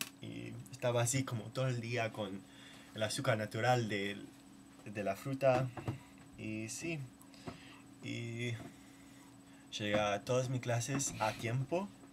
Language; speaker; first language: Spanish; non-native, learner; English